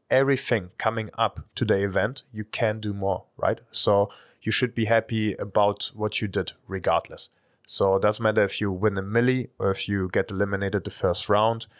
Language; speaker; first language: English; non-native, fluent; German